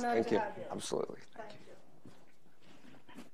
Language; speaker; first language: English; native; English